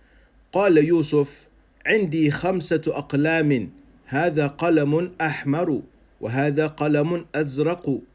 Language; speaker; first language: Arabic; non-native, fluent; English